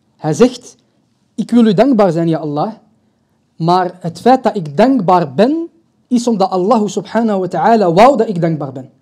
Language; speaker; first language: Dutch; early bilingual, other home language; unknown